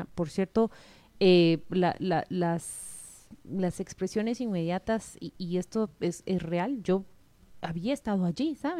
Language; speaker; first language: Spanish; native; Spanish